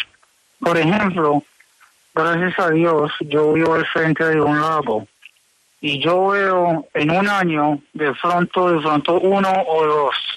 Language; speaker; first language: Spanish; early bilingual, heritage; Spanish